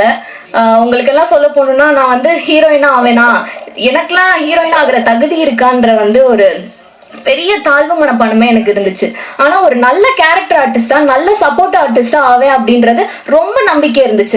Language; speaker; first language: Tamil; native; Tamil